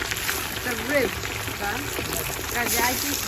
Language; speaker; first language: Russian; early bilingual, heritage; Russian